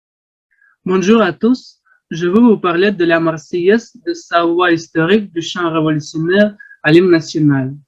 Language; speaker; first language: French; non-native, learner; Russian